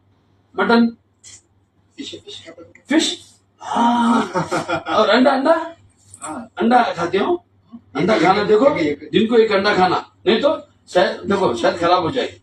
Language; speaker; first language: Hindi; non-native, local second language; Telugu